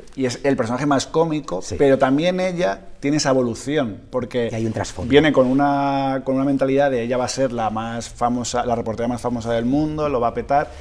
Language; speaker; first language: Spanish; native; Spanish